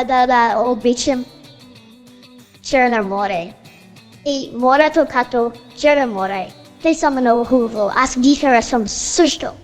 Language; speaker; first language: Bulgarian; non-native, learner; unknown